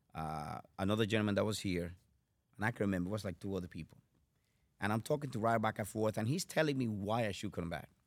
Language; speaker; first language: English; non-native, fluent; Spanish